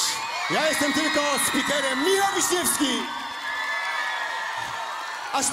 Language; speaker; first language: Polish; native; Polish